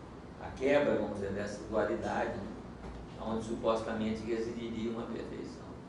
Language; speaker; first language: Portuguese; native; Portuguese